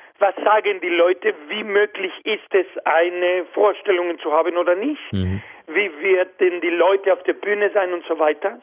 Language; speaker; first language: German; non-native, fluent; Spanish